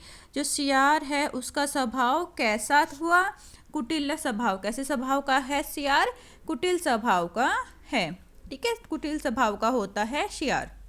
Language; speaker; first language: Hindi; native; Hindi